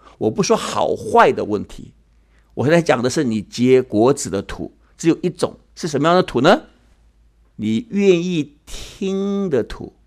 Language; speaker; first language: Chinese; early bilingual, heritage; Chinese